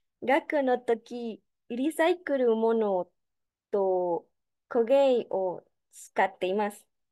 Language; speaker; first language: Japanese; non-native, learner; Spanish